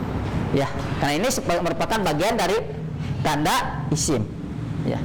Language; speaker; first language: Indonesian; native; Indonesian